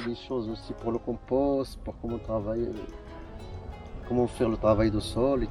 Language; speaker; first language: French; non-native, learner; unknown